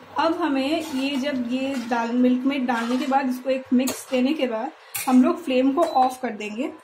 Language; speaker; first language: Hindi; non-native, local second language; Bangla